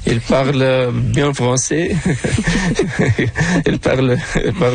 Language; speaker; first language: French; non-native, local second language; Arabic